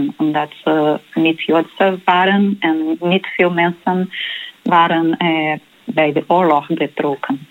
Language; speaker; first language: Dutch; non-native, learner; Portuguese